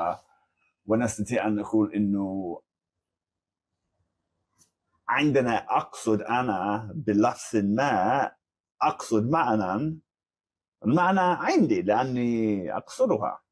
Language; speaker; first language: Arabic; non-native, fluent; English